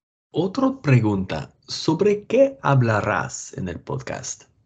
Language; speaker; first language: Spanish; non-native, fluent; English